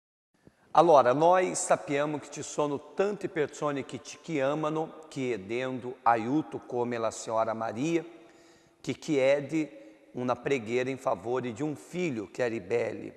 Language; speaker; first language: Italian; non-native, fluent; Portuguese